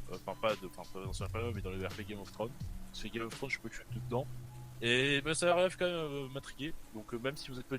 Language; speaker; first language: French; native; French